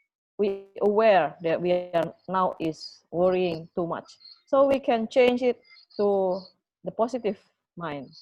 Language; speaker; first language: English; non-native, fluent; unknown